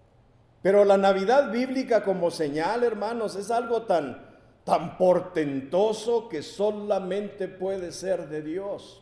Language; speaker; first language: Spanish; native; Spanish